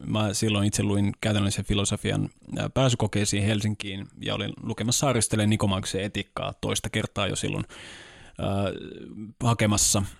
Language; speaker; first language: Finnish; native; Finnish